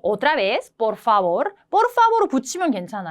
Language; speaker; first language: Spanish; non-native, fluent; Korean